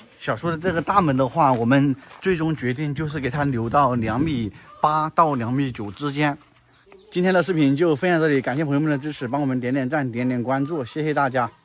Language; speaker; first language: Chinese; native; Chinese